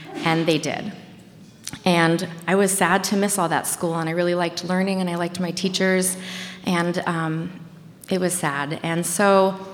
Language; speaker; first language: English; native; English